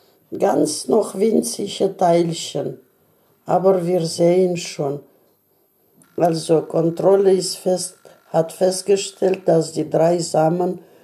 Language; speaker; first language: German; non-native, learner; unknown